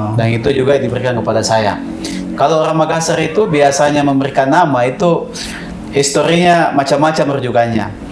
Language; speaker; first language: Indonesian; non-native, local second language; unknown